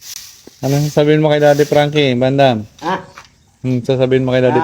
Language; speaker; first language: Filipino; native; Filipino